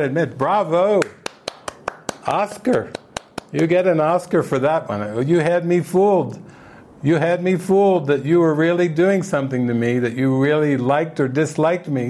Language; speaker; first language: English; native; English